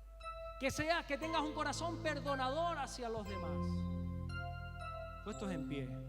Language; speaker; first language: Spanish; native; Spanish